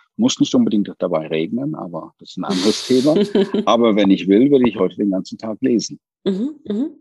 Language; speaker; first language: German; non-native, fluent; English